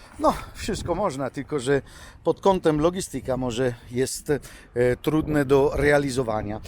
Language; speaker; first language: Polish; non-native, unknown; Italian